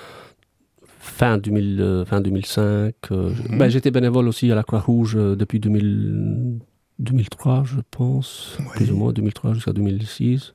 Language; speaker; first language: French; non-native, fluent; Albanian